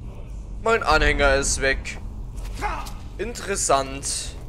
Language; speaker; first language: German; native; German